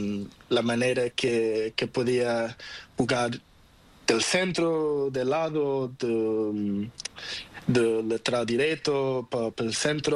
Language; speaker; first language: Spanish; non-native, learner; Portuguese